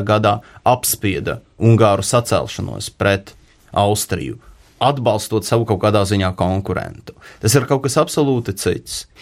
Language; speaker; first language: Latvian; native; Latvian